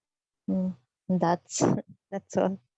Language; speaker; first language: English; non-native, learner; Spanish